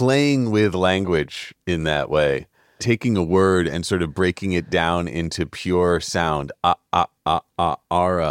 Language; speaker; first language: English; native; English